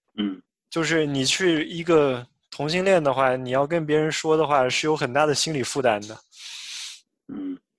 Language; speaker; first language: Chinese; native; Chinese